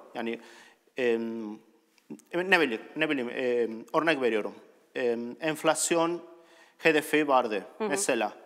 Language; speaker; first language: Turkish; non-native, learner; Spanish